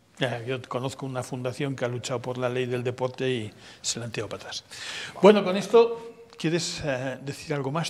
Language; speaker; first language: Spanish; native; Spanish